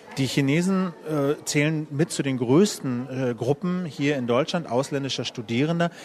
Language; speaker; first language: German; native; German